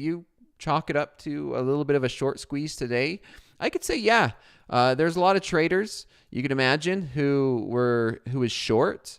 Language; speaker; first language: English; native; English